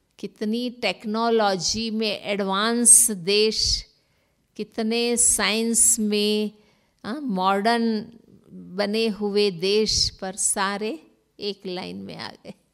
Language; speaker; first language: Hindi; non-native, local second language; Gujarati